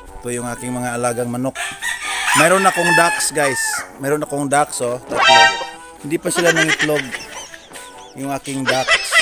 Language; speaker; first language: Filipino; non-native, local second language; Cebuano